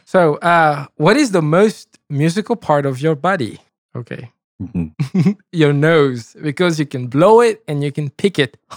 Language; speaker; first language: English; native; English